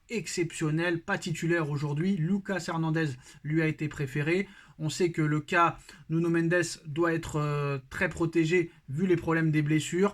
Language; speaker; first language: French; native; French